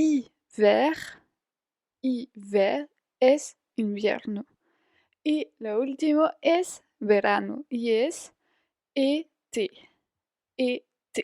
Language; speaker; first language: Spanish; non-native, fluent; French